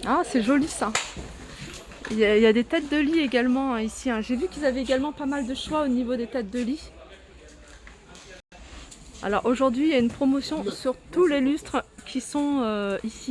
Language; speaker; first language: French; native; French